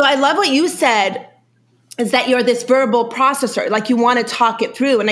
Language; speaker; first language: English; early bilingual, other home language; Yiddish